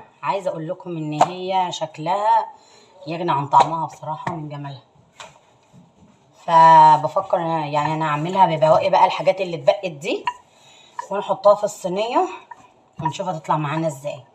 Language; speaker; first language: Arabic; native; Arabic